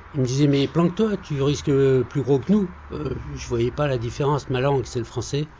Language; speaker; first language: French; native; French